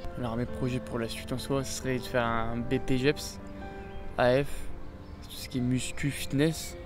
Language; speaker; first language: French; native; French